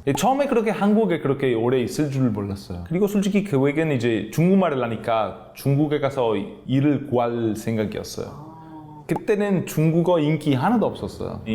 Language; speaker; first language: Korean; non-native, fluent; Italian